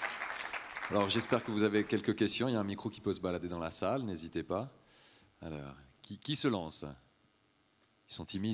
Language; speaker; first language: French; native; French